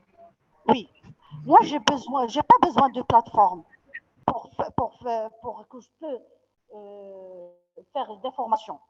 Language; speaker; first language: French; non-native, local second language; Arabic